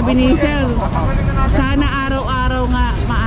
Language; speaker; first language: Filipino; native; Filipino